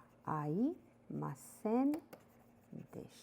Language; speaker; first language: Japanese; non-native, fluent; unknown